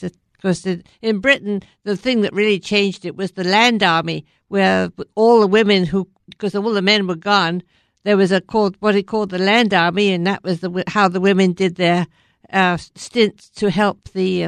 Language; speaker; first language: English; native; English